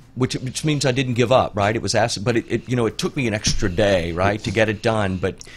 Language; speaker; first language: English; native; English